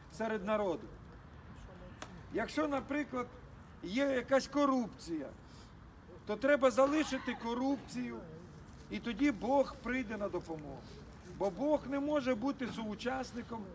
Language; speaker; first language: Ukrainian; native; Ukrainian